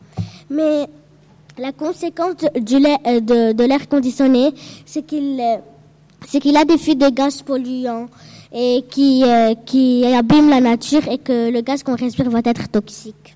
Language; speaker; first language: French; non-native, local second language; Arabic